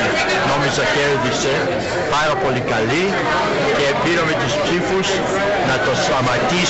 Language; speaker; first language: Greek; early bilingual, heritage; English